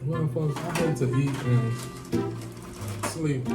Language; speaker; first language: English; native; English